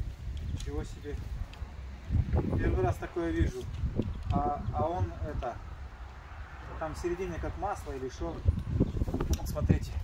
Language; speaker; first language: Russian; native; Russian